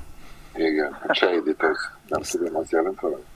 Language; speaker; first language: Hungarian; non-native, fluent; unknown